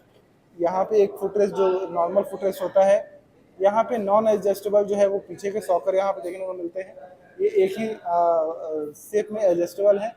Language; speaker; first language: Hindi; native; Hindi